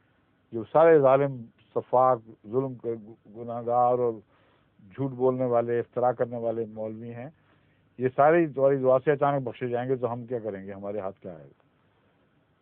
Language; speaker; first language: Urdu; native; Urdu